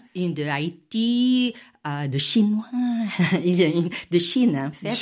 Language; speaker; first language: French; non-native, fluent; Filipino